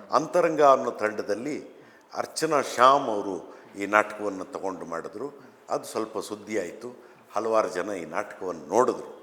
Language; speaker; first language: Kannada; native; Kannada